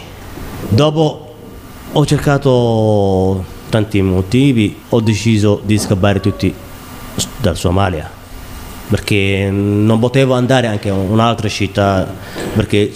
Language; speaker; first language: Italian; non-native, learner; Somali